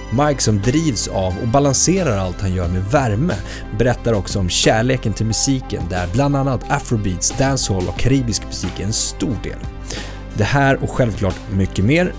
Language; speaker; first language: Swedish; native; Swedish